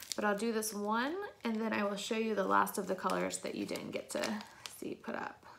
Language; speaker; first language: English; native; English